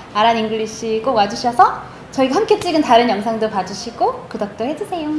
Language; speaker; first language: Korean; native; Korean